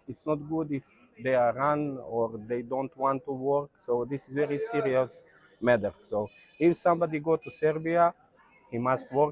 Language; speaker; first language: English; non-native, learner; Serbian